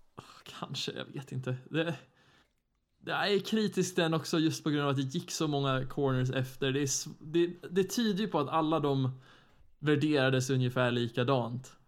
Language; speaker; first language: Swedish; native; Swedish